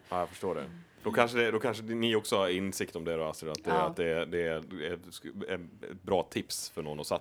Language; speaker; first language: Swedish; native; Swedish